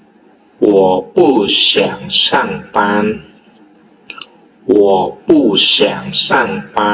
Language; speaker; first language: Chinese; non-native, learner; Khmer